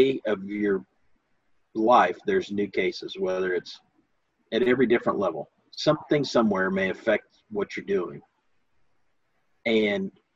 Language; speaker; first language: English; native; English